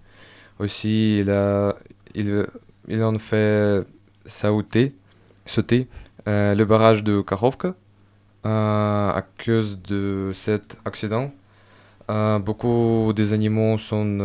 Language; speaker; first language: French; non-native, fluent; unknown